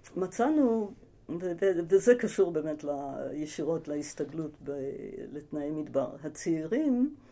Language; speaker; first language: Hebrew; early bilingual, other home language; English